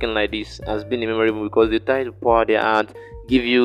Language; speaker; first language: English; non-native, local second language; Yoruba